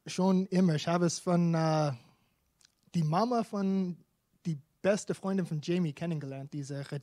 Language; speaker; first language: German; non-native, fluent; English